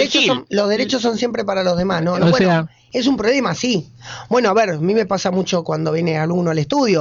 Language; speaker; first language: Spanish; native; Spanish